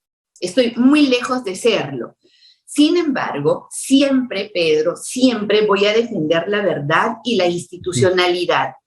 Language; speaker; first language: Spanish; native; Spanish